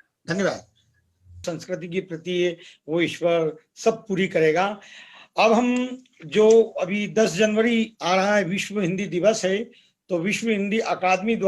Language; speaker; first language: Hindi; native; Hindi